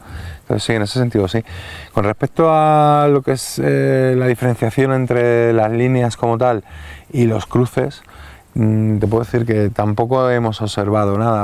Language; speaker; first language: Spanish; native; Spanish